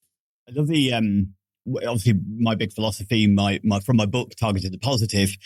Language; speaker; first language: English; native; English